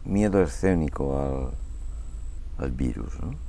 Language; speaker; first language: Spanish; non-native, local second language; Catalan